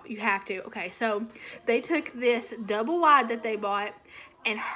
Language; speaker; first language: English; native; English